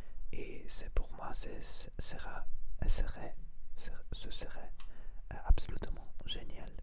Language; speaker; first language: French; non-native, learner; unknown